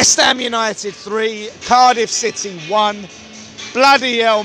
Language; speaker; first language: English; native; English